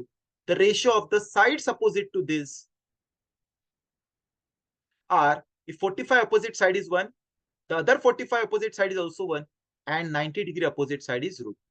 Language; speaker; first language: English; non-native, local second language; Hindi